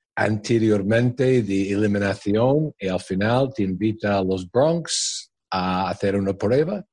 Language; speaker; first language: Spanish; non-native, fluent; English